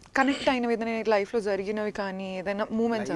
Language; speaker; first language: Telugu; native; Telugu